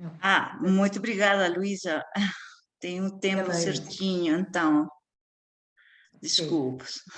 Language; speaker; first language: Portuguese; non-native, learner; Spanish